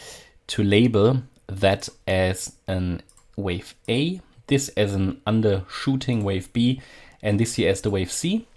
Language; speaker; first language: English; non-native, fluent; German